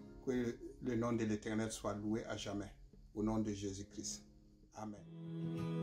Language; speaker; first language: French; non-native, local second language; Mossi